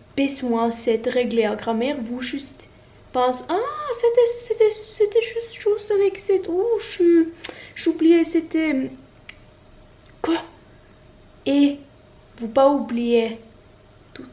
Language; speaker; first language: French; non-native, learner; Norwegian